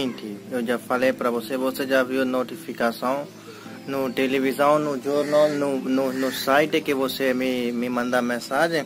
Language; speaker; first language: Portuguese; non-native, learner; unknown